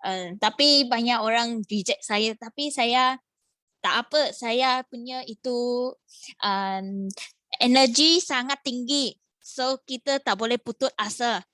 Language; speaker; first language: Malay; non-native, local second language; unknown